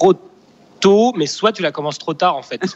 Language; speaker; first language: French; native; French